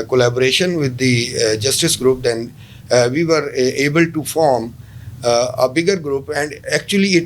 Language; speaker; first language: English; non-native, local second language; Urdu